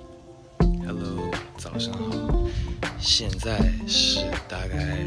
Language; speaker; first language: Chinese; non-native, fluent; English